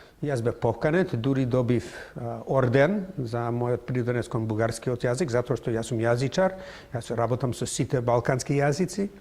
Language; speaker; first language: Macedonian; non-native, fluent; English